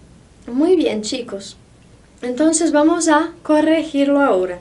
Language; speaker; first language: Spanish; non-native, fluent; Portuguese